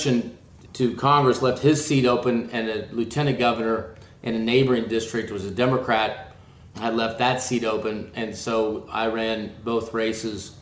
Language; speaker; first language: English; native; English